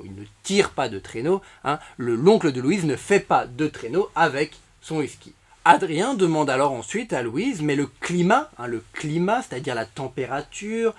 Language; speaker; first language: French; native; French